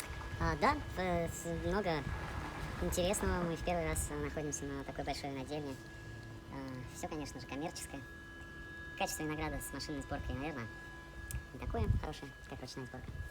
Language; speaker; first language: Russian; native; Russian